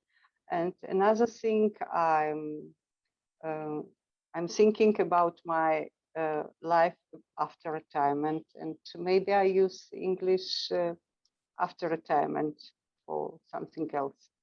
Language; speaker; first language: English; non-native, fluent; Russian